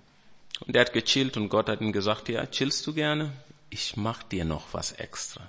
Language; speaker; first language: German; non-native, fluent; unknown